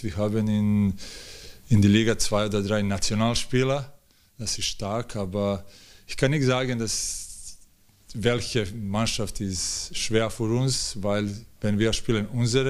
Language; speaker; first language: German; non-native, fluent; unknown